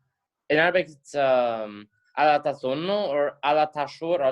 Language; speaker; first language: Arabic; non-native, learner; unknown